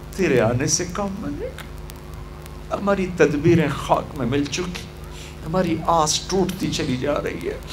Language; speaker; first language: Urdu; non-native, local second language; Punjabi